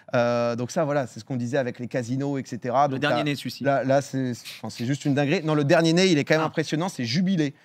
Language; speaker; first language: French; native; French